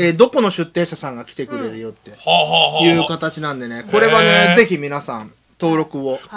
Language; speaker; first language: Japanese; native; Japanese